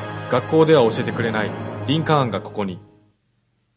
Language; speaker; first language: Japanese; native; Japanese